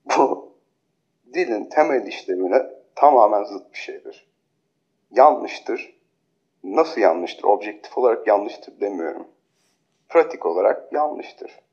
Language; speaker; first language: Turkish; native; Turkish